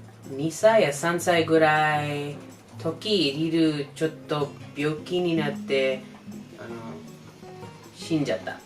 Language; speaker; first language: Japanese; non-native, learner; English